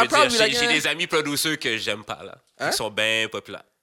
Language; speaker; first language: French; native; French